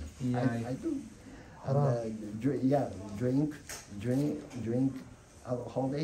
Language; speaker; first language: English; non-native, learner; Japanese